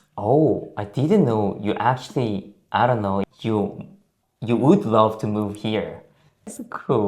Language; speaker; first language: English; non-native, fluent; Korean